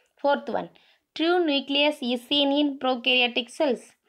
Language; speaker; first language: English; non-native, local second language; Tamil